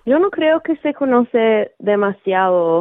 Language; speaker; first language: Spanish; early bilingual, heritage; Spanish